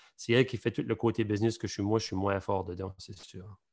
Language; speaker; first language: French; native; French